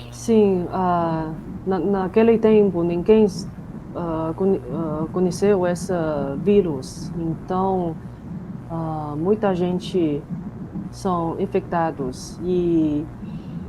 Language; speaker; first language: Portuguese; non-native, fluent; Chinese